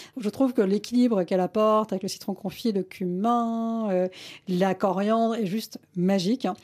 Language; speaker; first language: French; early bilingual, other home language; Malayalam